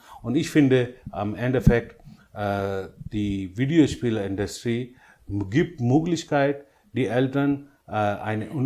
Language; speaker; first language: German; non-native, learner; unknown